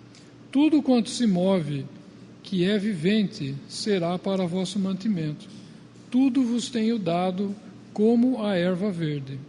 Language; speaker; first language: Portuguese; native; Portuguese